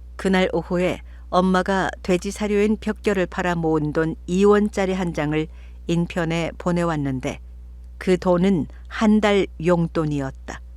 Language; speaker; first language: Korean; native; Korean